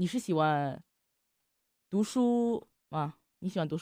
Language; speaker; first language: Chinese; early bilingual, heritage; Chinese